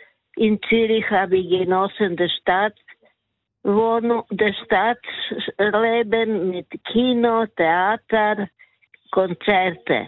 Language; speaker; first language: German; non-native, learner; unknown